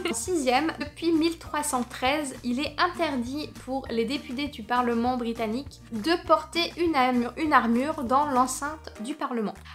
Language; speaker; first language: French; native; French